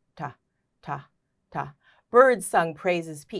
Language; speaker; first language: English; native; English